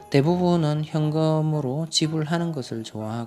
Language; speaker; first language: Korean; native; Korean